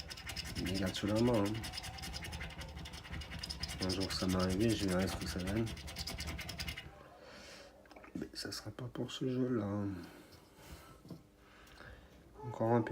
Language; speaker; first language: French; native; French